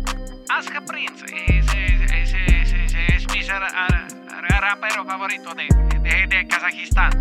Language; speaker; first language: Spanish; non-native, learner; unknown